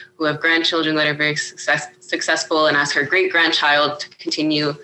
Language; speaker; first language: English; native; English